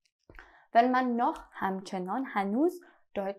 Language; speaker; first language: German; non-native, fluent; Persian